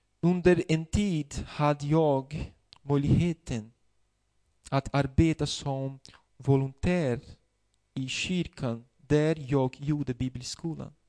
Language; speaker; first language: Swedish; non-native, fluent; Portuguese